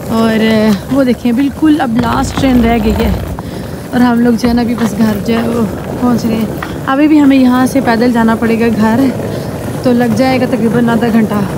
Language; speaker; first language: Urdu; native; Urdu